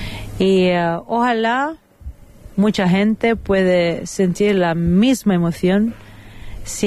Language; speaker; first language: Spanish; non-native, fluent; Italian